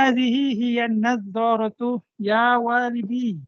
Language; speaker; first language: Arabic; non-native, learner; Indonesian